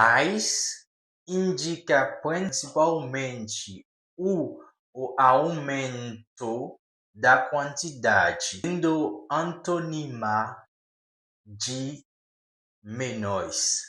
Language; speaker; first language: Portuguese; non-native, learner; Haitian Creole